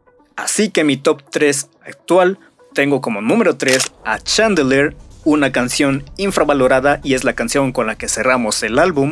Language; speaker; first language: Spanish; native; Spanish